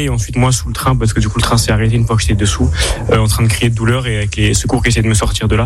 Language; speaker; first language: French; native; French